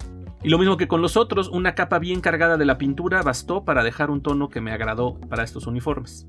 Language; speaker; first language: Spanish; native; Spanish